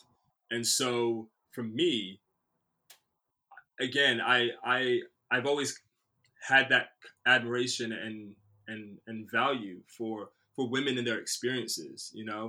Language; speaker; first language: English; native; English